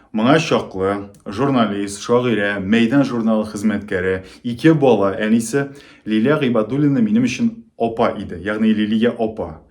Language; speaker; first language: Tatar; native; Tatar